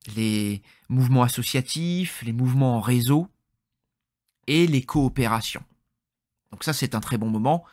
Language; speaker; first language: French; native; French